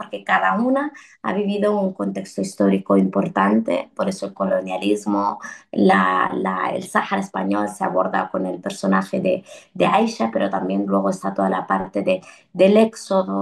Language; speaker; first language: Spanish; early bilingual, other home language; Arabic